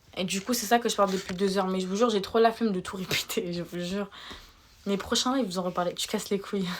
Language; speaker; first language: French; early bilingual, other home language; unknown